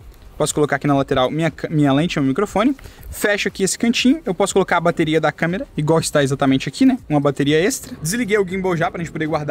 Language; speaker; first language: Portuguese; native; Portuguese